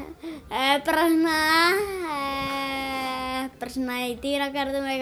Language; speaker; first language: Icelandic; early bilingual, other home language; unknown